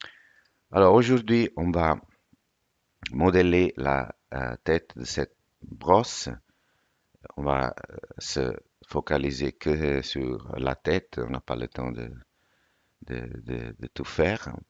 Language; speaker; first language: French; non-native, fluent; Italian